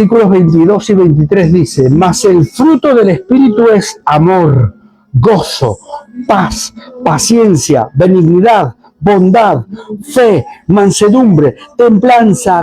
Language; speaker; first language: Spanish; native; Spanish